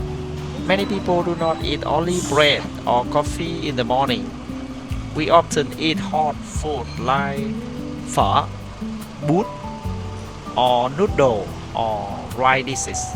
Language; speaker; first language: English; non-native, fluent; Vietnamese